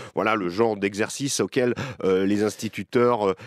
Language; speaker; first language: French; native; French